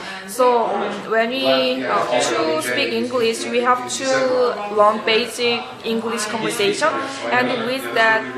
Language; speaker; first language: English; non-native, learner; Korean